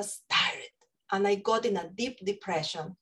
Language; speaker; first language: English; non-native, fluent; Spanish